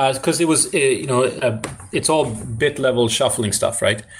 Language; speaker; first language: English; non-native, fluent; Swedish